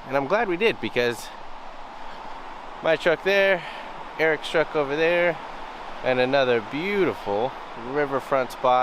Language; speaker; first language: English; native; English